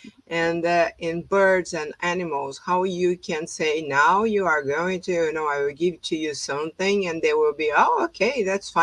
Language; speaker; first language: English; non-native, fluent; Portuguese